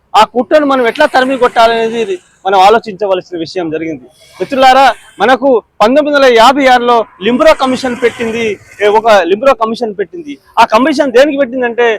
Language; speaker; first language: Telugu; non-native, local second language; Lambadi